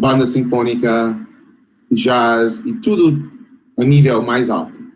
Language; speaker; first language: Portuguese; non-native, fluent; English